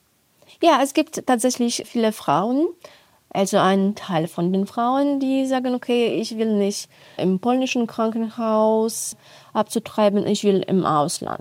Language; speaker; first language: German; non-native, fluent; Polish